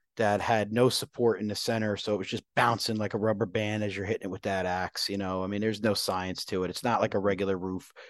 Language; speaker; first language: English; native; English